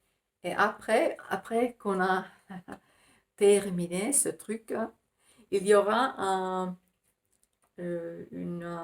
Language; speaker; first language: French; non-native, fluent; Finnish